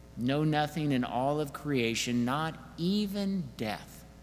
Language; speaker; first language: English; native; English